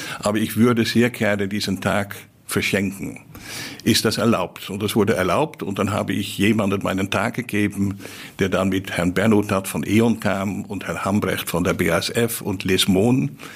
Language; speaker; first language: German; non-native, fluent; Dutch